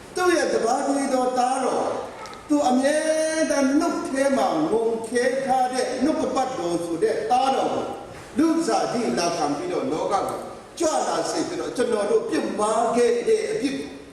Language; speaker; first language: Burmese; non-native, local second language; Kachin